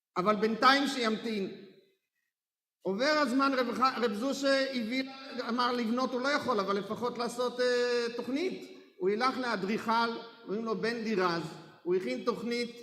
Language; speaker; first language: Hebrew; native; Hebrew